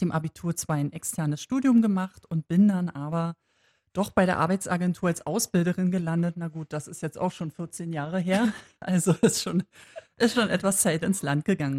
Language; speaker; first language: German; native; German